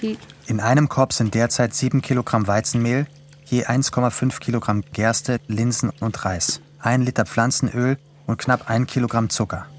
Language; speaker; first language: German; native; German